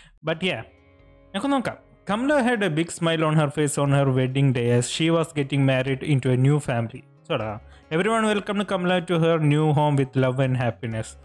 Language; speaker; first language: English; non-native, local second language; Malayalam